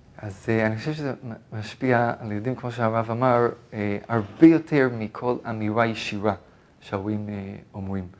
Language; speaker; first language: Hebrew; non-native, fluent; English